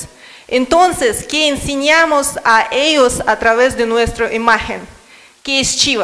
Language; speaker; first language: Spanish; non-native, learner; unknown